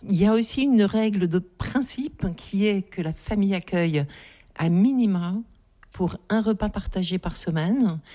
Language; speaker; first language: French; native; French